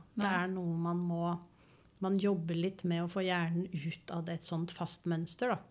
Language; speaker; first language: Norwegian; native; Norwegian